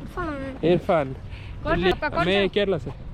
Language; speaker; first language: Hindi; non-native, local second language; Malayalam